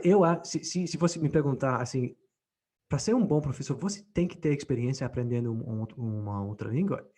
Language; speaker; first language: Portuguese; non-native, fluent; English